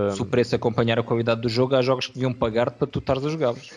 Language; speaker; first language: Portuguese; native; Portuguese